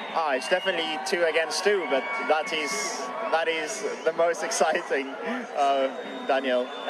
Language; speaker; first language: English; non-native, fluent; French